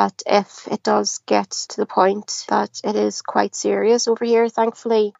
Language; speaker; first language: English; native; English